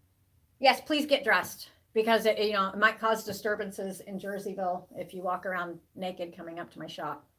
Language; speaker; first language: English; native; English